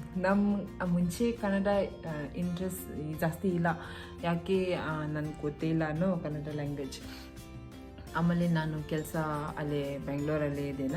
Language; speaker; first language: Kannada; non-native, local second language; Tibetan